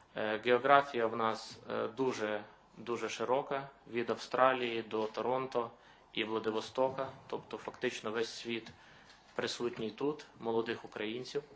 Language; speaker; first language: Ukrainian; native; Ukrainian